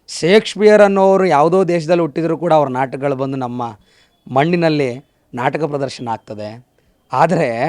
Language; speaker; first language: Kannada; native; Kannada